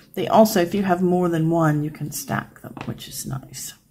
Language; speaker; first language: English; native; English